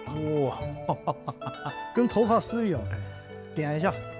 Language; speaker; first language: Chinese; native; Chinese